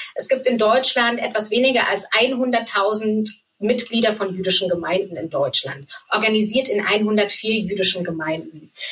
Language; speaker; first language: German; native; German